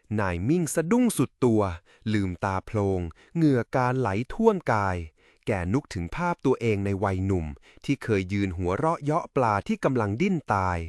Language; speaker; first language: Thai; native; Thai